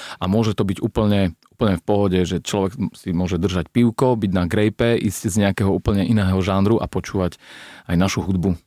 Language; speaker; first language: Slovak; non-native, local second language; Rusyn